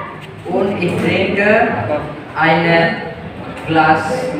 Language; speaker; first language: German; non-native, learner; Indonesian